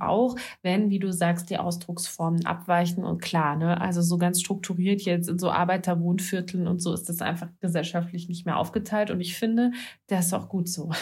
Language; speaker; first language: German; native; German